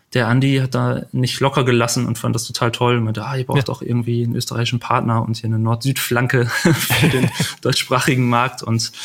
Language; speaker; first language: German; native; German